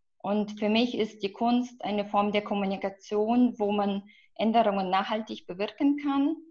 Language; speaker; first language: German; non-native, fluent; Russian